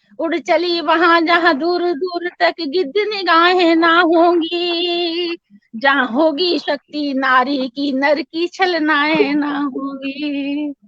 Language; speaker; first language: Hindi; native; Hindi